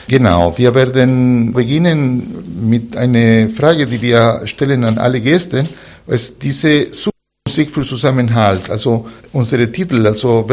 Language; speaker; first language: German; non-native, fluent; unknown